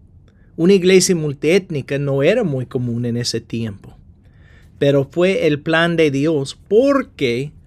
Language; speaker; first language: Spanish; non-native, fluent; English